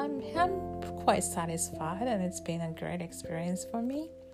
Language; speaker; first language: English; non-native, fluent; Japanese